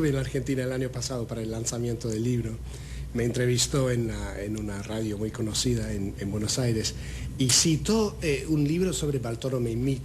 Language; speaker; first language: Spanish; non-native, fluent; English